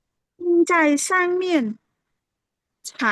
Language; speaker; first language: Chinese; non-native, learner; Khmer